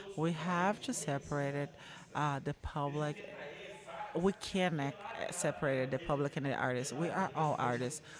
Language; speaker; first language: English; non-native, learner; Portuguese